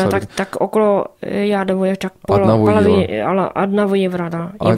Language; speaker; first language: Russian; non-native, learner; Czech